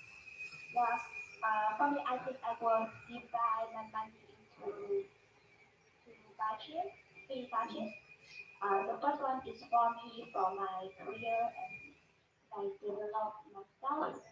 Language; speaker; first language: English; non-native, learner; Vietnamese